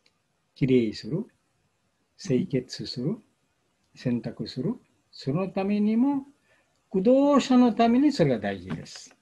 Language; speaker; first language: Japanese; non-native, fluent; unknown